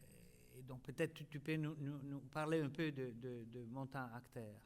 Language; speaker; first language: French; non-native, fluent; Italian